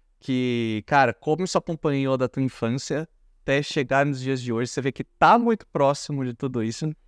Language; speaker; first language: Portuguese; native; Portuguese